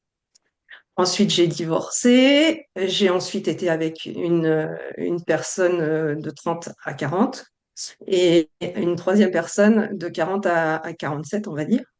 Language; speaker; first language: French; native; French